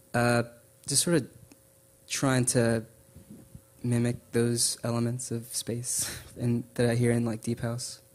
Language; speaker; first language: English; native; English